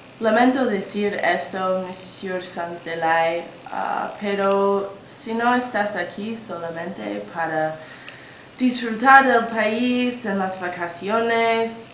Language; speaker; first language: Spanish; non-native, learner; English